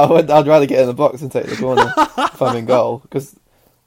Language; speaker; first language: English; native; English